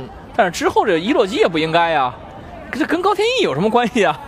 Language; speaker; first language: Chinese; native; Chinese